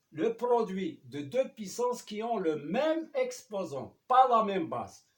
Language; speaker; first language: French; non-native, local second language; Arabic